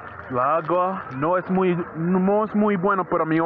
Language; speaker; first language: Spanish; non-native, learner; English